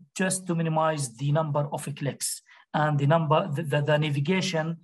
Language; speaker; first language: English; non-native, fluent; Arabic